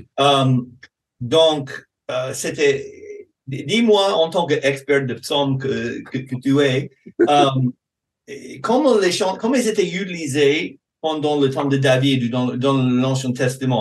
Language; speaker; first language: French; non-native, fluent; English